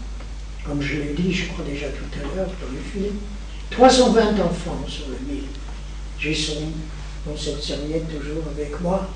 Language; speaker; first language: French; native; French